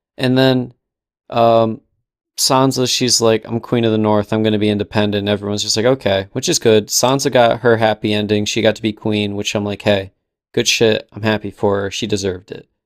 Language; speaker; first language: English; native; English